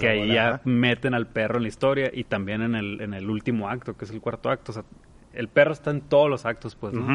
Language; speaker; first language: Spanish; native; Spanish